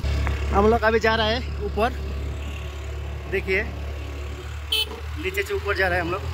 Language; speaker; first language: Hindi; non-native, local second language; Bangla